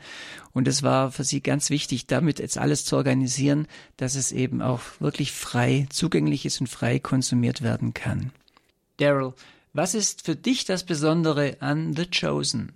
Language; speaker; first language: German; native; German